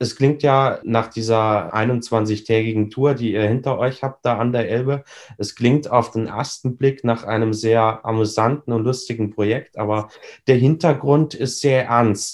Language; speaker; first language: German; native; German